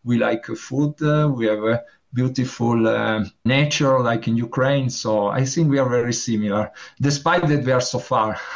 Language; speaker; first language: English; non-native, learner; Italian